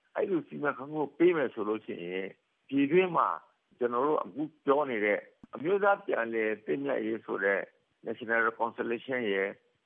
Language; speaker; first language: Burmese; native; Burmese